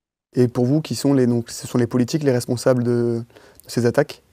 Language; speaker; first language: French; native; French